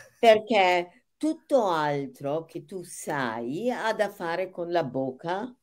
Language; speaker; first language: Italian; non-native, fluent; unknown